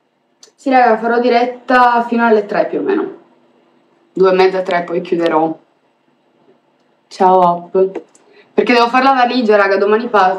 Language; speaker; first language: Italian; early bilingual, other home language; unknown